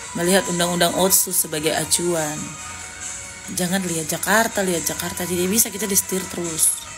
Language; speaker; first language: Indonesian; native; Indonesian